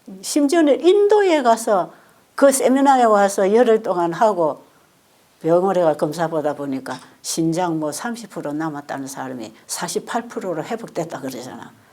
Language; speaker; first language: Korean; native; Korean